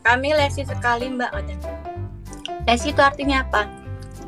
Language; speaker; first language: Indonesian; native; Indonesian